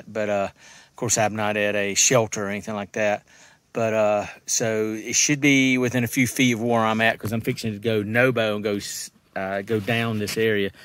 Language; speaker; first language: English; native; English